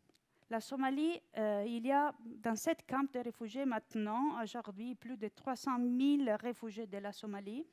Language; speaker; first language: French; non-native, fluent; Italian